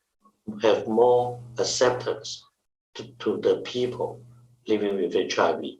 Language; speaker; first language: English; non-native, fluent; Chinese